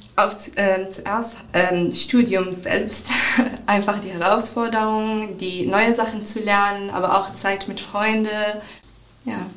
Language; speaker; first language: German; non-native, fluent; Arabic